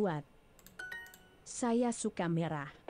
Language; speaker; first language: Indonesian; non-native, learner; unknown